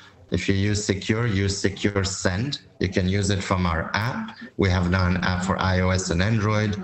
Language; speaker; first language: English; non-native, fluent; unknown